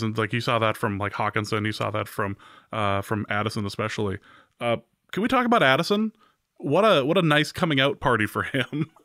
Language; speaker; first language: English; native; English